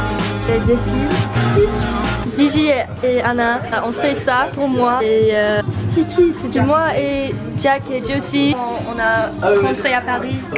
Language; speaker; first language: French; non-native, learner; English